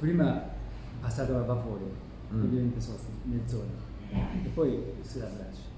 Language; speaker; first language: Italian; non-native, learner; Japanese